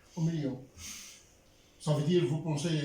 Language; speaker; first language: French; non-native, learner; Arabic